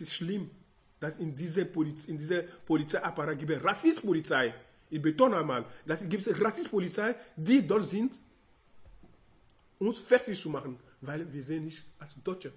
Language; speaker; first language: German; non-native, learner; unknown